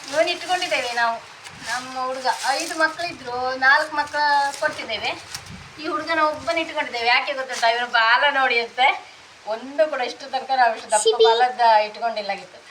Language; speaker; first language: Kannada; non-native, local second language; Tulu